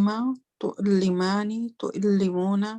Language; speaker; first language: Arabic; non-native, learner; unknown